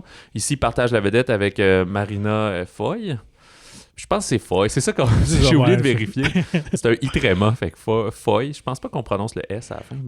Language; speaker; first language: French; native; French